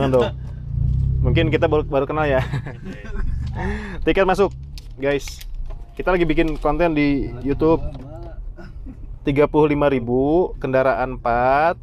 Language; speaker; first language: Indonesian; native; Indonesian